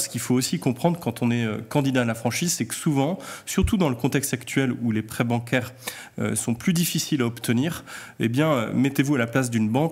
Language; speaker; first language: French; native; French